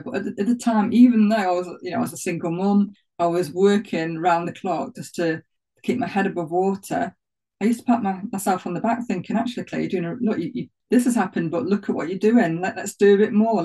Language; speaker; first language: English; native; English